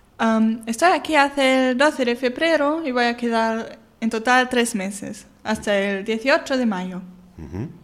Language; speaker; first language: Spanish; non-native, fluent; German